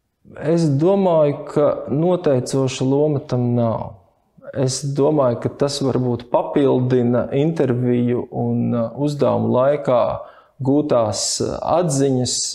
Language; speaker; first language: Latvian; native; Latvian